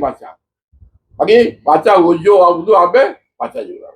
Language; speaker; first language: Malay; non-native, learner; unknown